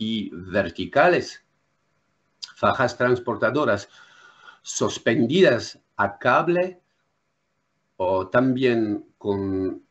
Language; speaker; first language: Spanish; non-native, learner; French